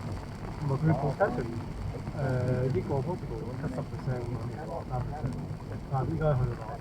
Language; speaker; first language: Cantonese; early bilingual, heritage; Cantonese